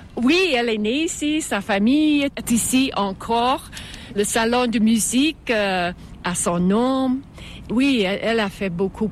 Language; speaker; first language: French; non-native, fluent; English